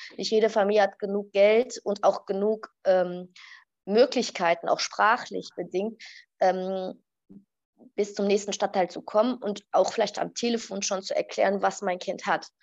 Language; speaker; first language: German; early bilingual, other home language; Arabic